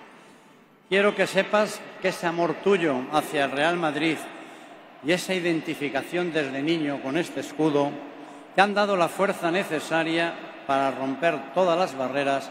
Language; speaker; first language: Spanish; native; Spanish